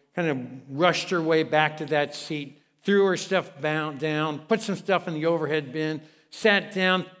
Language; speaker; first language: English; native; English